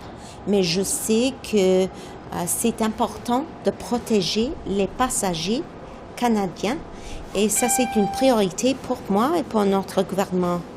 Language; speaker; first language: French; non-native, fluent; English